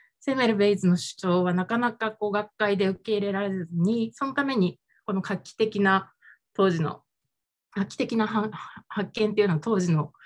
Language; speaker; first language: Japanese; native; Japanese